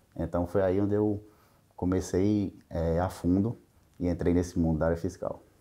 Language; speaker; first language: Portuguese; native; Portuguese